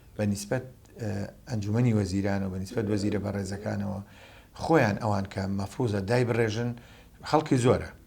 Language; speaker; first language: Central Kurdish; native; Central Kurdish